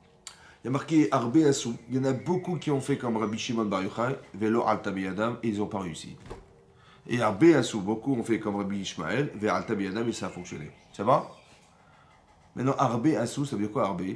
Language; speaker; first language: French; native; French